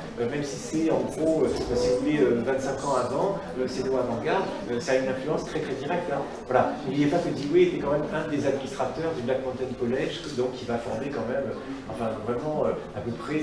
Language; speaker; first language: French; native; French